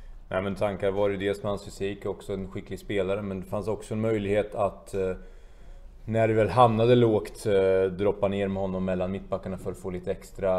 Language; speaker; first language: Swedish; native; Swedish